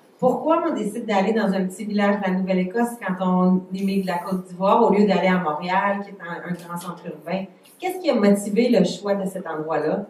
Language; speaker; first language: French; native; French